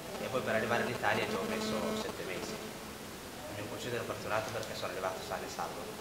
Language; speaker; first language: Italian; non-native, fluent; Somali